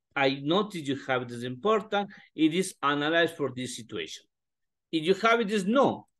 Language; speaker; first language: English; non-native, learner; Spanish